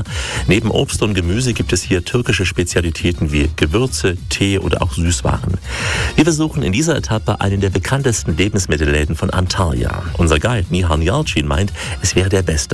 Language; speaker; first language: German; native; German